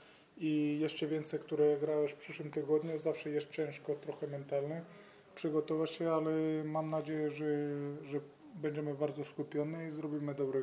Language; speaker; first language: Polish; non-native, learner; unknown